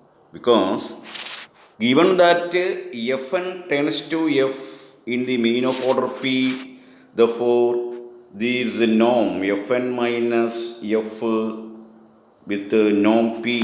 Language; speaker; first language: English; non-native, local second language; Malayalam